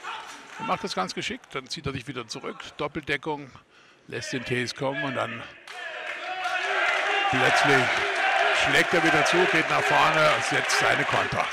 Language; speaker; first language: German; native; German